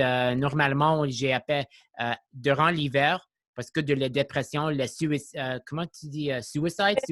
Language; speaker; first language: French; non-native, local second language; English